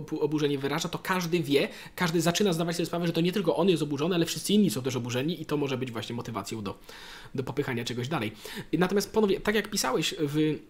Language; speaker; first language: Polish; native; Polish